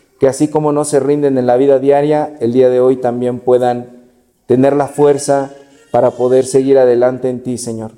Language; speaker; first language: Spanish; native; Spanish